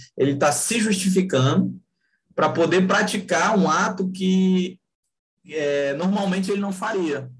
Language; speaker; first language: Portuguese; native; Portuguese